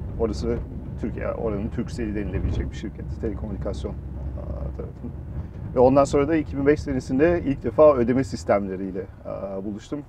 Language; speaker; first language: Turkish; early bilingual, heritage; Turkish